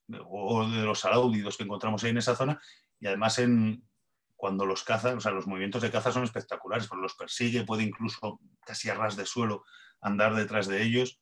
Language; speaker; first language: Spanish; native; Spanish